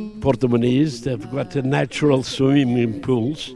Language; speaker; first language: English; non-native, fluent; Portuguese